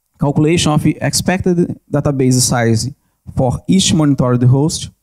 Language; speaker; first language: English; non-native, learner; Portuguese